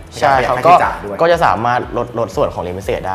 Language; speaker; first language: Thai; native; Thai